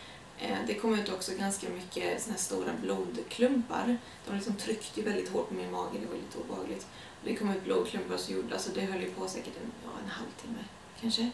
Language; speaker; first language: Swedish; native; Swedish